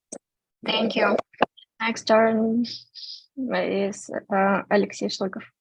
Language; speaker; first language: English; non-native, fluent; Russian